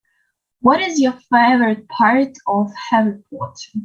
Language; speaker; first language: English; non-native, learner; Ukrainian